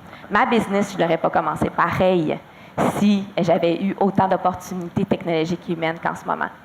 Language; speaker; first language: French; native; French